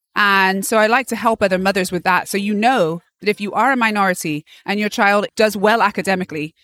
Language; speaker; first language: English; native; English